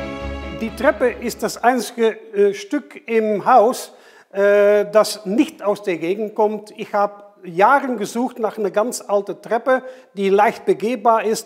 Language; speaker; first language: German; non-native, fluent; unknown